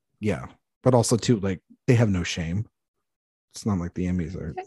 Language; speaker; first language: English; native; English